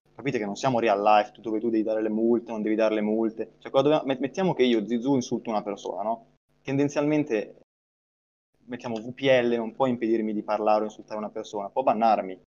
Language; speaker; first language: Italian; native; Italian